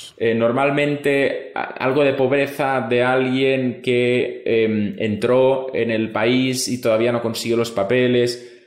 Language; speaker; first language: Spanish; non-native, local second language; Catalan